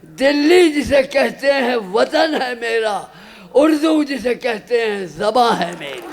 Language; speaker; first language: Urdu; native; Urdu